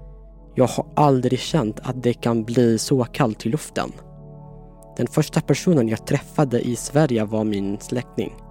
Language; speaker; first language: Swedish; non-native, fluent; Tigrinya